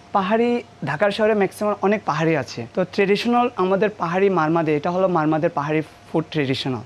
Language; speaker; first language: Bangla; non-native, local second language; Marma